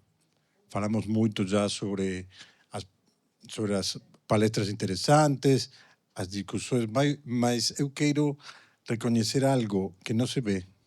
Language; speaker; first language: Portuguese; non-native, fluent; Spanish